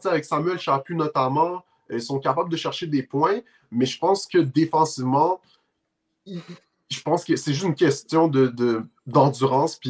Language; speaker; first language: French; native; French